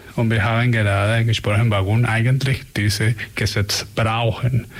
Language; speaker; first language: German; non-native, learner; Spanish